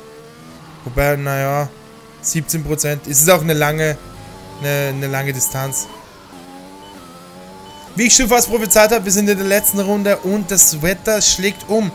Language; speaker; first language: German; native; German